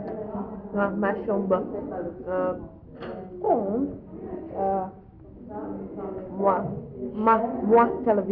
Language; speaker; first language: French; non-native, learner; English